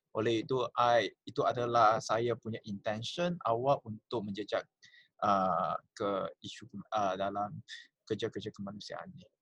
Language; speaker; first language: Malay; non-native, local second language; Chinese